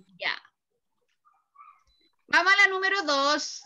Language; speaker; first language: Spanish; native; Spanish